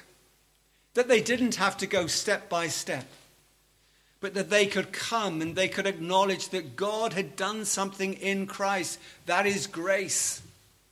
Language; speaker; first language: English; native; English